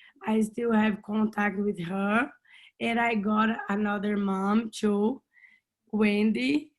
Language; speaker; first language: English; non-native, learner; Portuguese